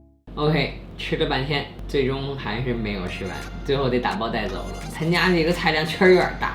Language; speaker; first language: Chinese; native; Chinese